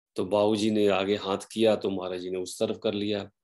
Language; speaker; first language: Hindi; non-native, local second language; Punjabi